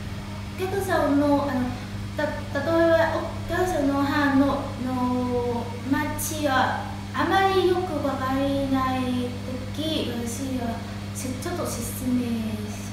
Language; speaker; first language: Japanese; non-native, learner; Vietnamese